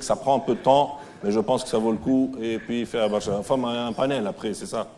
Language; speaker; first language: French; non-native, local second language; Arabic